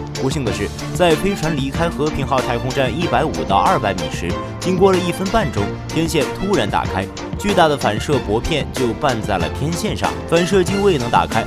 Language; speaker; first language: Chinese; native; Chinese